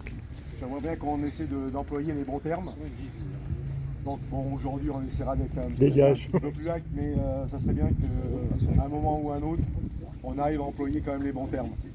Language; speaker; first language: French; native; French